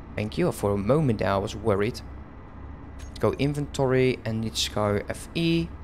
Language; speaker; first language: English; non-native, fluent; Dutch